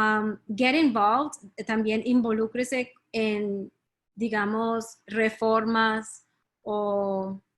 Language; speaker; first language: Spanish; early bilingual, heritage; Spanish